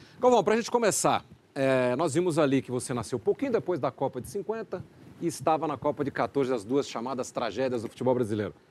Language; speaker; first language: Portuguese; native; Portuguese